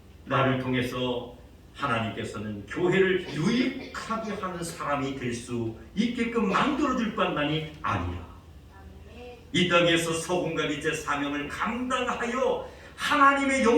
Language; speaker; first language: Korean; native; Korean